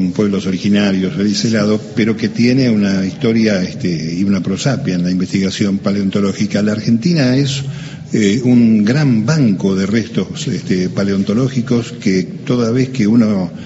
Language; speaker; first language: Spanish; native; Spanish